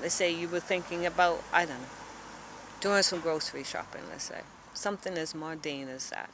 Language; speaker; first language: English; native; English